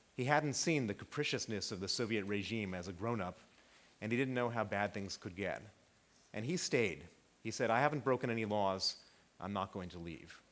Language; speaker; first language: English; native; English